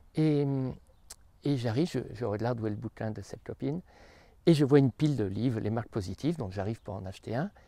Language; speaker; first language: French; native; French